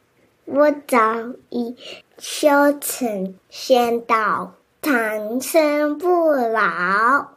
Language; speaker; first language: Chinese; early bilingual, heritage; English